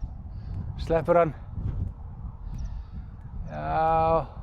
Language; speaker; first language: Icelandic; native; Icelandic